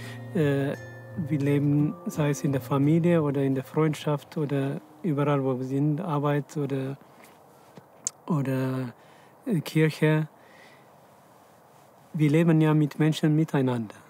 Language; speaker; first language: German; non-native, fluent; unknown